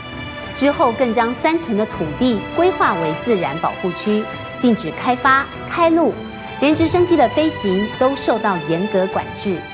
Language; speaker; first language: Chinese; native; Chinese